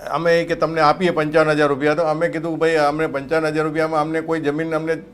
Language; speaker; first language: Gujarati; native; Gujarati